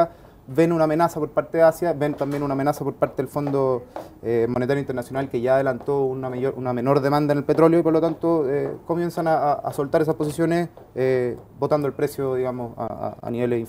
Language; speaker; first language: Spanish; native; Spanish